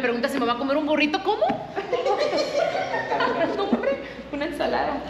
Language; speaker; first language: Spanish; early bilingual, heritage; Spanish